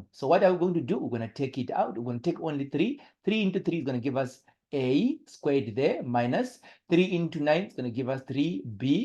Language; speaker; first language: English; non-native, local second language; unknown